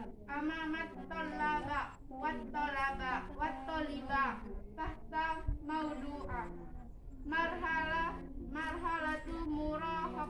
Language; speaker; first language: Arabic; non-native, learner; Indonesian